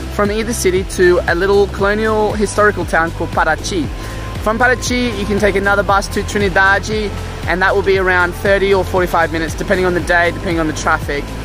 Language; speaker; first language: English; native; English